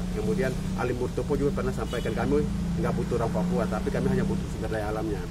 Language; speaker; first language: Indonesian; native; Indonesian